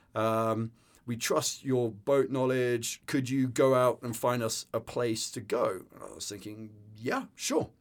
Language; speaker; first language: English; native; English